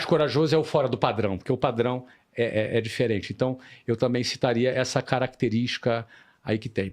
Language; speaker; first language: Portuguese; native; Portuguese